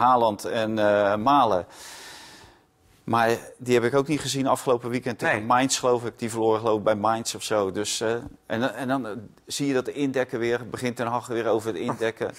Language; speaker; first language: Dutch; native; Dutch